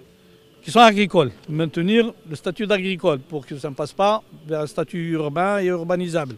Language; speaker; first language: French; non-native, local second language; Arabic